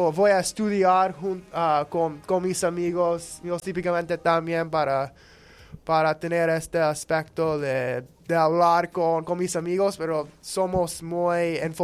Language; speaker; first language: Spanish; non-native, learner; English